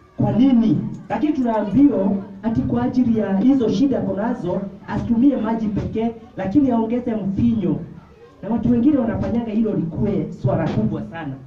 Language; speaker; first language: Swahili; non-native, local second language; Kikuyu